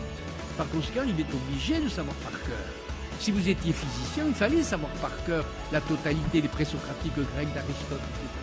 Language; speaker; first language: French; native; French